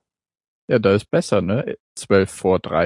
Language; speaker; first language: German; native; German